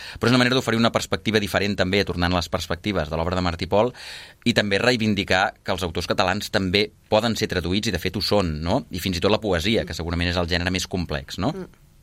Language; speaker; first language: Catalan; native; Catalan